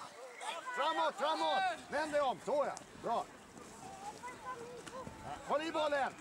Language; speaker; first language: Swedish; native; Swedish